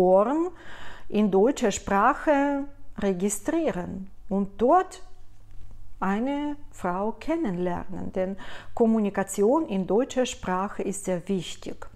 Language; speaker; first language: German; non-native, fluent; Russian